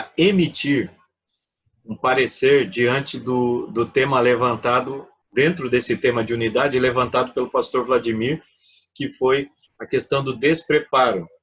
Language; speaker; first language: Portuguese; native; Portuguese